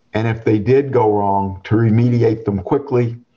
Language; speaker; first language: English; native; English